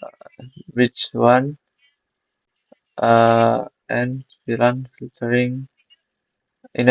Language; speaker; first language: English; non-native, learner; Indonesian